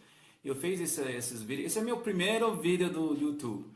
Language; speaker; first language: Portuguese; non-native, learner; English